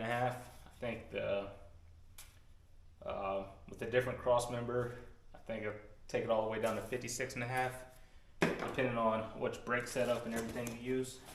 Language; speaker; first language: English; native; English